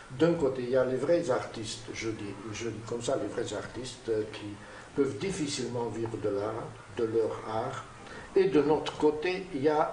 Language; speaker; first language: French; non-native, fluent; Romanian